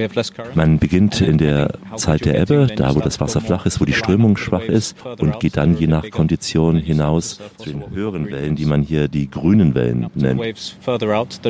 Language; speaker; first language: German; native; German